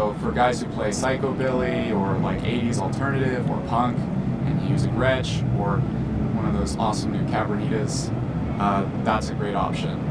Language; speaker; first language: English; native; English